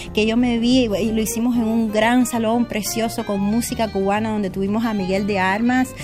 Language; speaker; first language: Spanish; native; Spanish